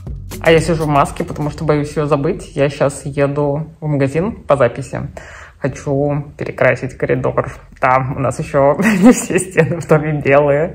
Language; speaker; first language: Russian; native; Russian